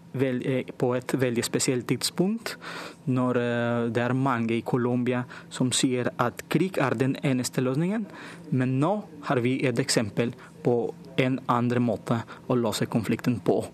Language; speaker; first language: Norwegian; non-native, fluent; Spanish